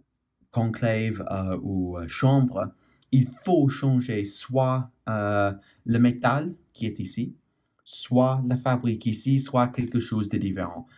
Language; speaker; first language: French; non-native, learner; English